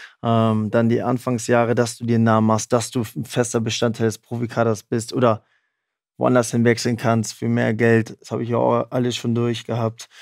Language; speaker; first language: German; native; German